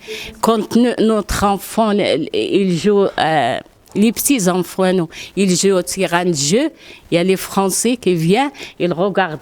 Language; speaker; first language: French; non-native, learner; Arabic